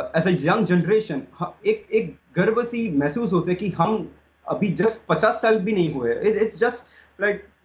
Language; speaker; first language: Hindi; non-native, local second language; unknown